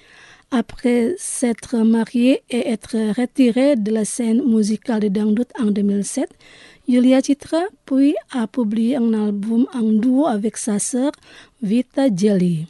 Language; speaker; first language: French; non-native, fluent; Indonesian